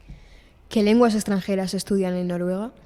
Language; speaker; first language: Spanish; native; Spanish